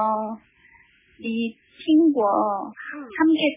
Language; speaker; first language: Chinese; non-native, learner; Korean